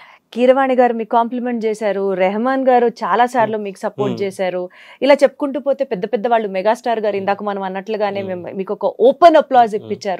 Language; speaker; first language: Telugu; native; Telugu